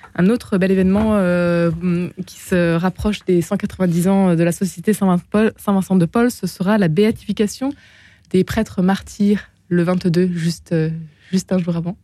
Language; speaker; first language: French; native; French